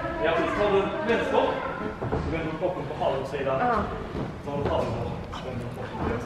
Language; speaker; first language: Swedish; native; Swedish